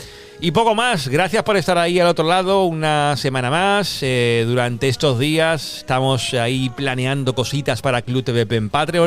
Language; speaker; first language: Spanish; native; Spanish